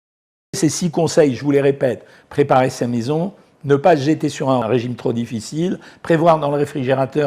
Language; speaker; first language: French; native; French